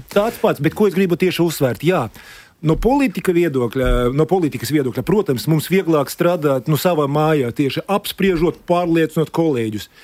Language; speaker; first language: Latvian; non-native, local second language; Russian